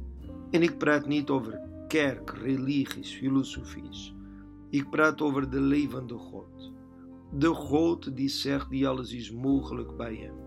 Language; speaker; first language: Dutch; non-native, learner; Portuguese